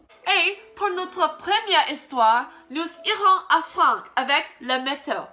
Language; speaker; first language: French; non-native, learner; English